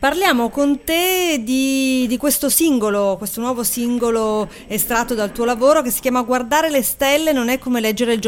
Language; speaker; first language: Italian; native; Italian